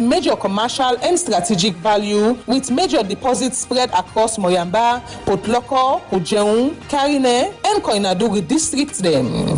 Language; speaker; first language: English; non-native, local second language; Krio